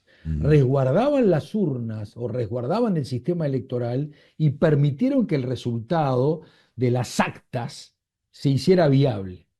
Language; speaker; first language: Spanish; native; Spanish